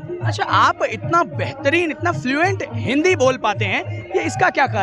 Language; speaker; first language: Hindi; native; Hindi